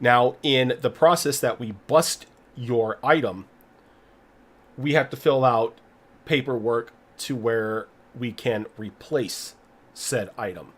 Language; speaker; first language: English; native; English